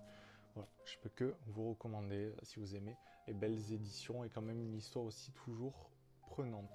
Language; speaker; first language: French; native; French